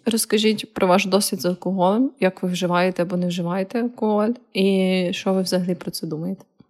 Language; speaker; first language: Ukrainian; native; Ukrainian